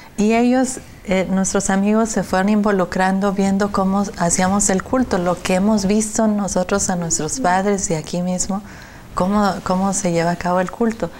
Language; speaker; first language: Spanish; native; Spanish